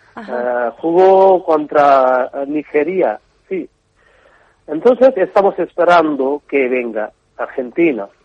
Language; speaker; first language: Spanish; non-native, learner; Bangla